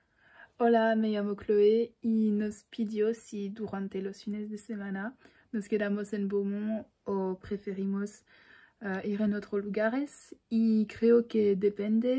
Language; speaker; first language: Spanish; non-native, learner; French